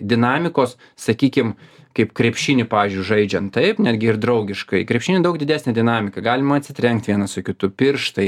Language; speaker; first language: Lithuanian; non-native, local second language; Russian